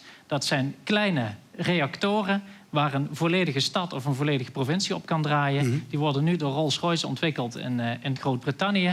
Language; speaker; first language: Dutch; native; Dutch